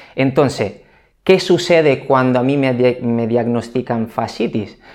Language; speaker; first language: Spanish; non-native, fluent; Italian